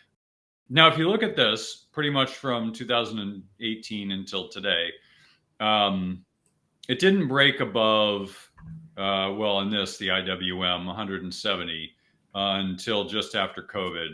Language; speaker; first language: English; native; English